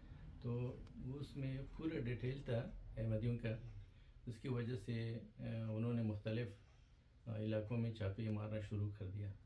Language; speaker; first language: Hindi; non-native, fluent; Pashto